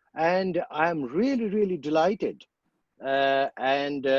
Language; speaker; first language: English; non-native, local second language; Bangla